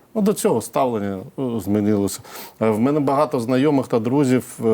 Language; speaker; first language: Ukrainian; non-native, local second language; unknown